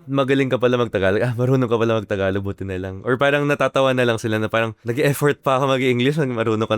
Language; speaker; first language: Filipino; native; Filipino